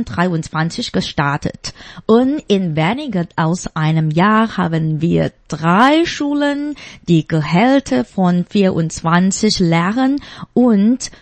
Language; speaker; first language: German; non-native, fluent; Chinese